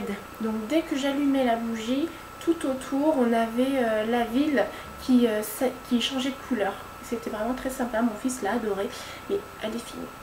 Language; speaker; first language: French; native; French